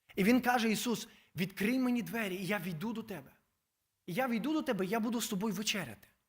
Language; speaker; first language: Ukrainian; native; Ukrainian